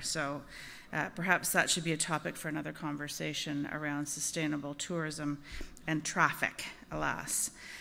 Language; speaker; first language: English; native; English